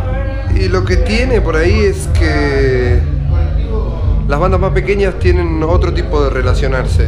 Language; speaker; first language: Spanish; native; Spanish